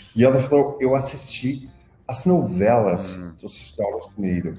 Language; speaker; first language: Portuguese; non-native, fluent; English